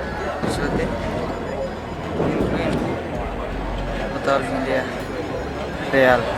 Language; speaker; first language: Catalan; non-native, learner; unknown